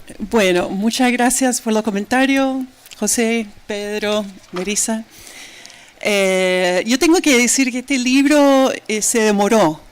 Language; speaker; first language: Spanish; non-native, fluent; English